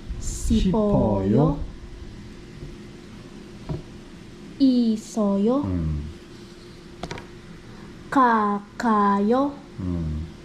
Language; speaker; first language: Korean; non-native, learner; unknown